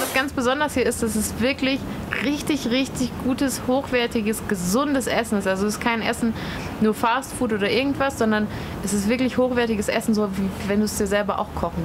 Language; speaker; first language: German; native; German